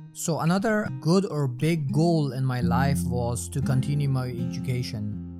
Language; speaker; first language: English; non-native, fluent; Persian